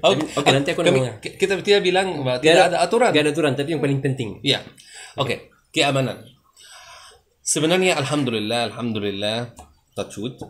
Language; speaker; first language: Indonesian; non-native, learner; French